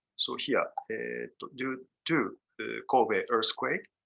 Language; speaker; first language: English; non-native, fluent; Japanese